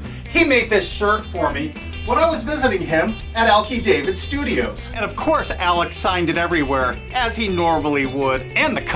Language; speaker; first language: English; native; English